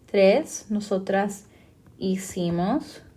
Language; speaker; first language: Spanish; non-native, fluent; English